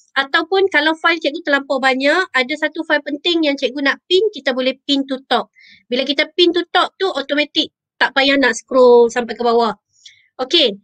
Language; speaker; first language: Malay; native; Malay